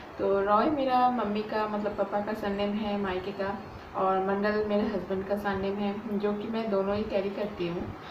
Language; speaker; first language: Hindi; non-native, local second language; Bangla